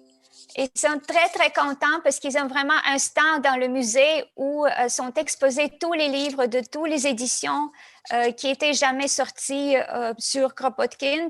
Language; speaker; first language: French; non-native, fluent; Russian